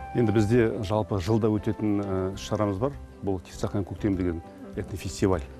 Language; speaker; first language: Kazakh; native; Kazakh